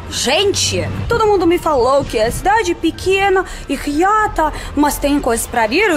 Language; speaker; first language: Portuguese; non-native, fluent; Russian